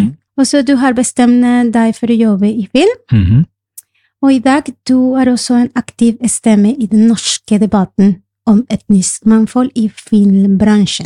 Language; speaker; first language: Swedish; non-native, fluent; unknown